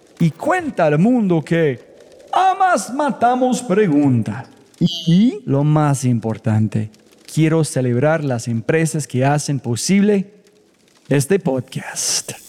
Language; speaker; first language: Spanish; non-native, fluent; English